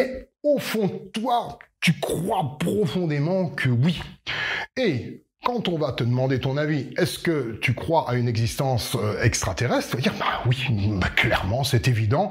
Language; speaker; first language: French; native; French